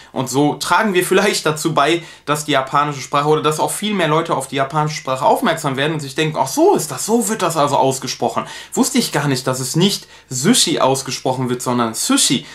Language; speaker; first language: German; native; German